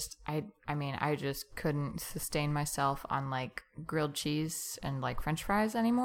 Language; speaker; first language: English; native; English